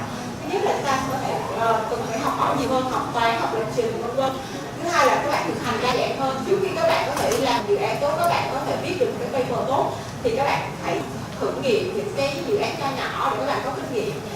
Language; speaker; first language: Vietnamese; native; Vietnamese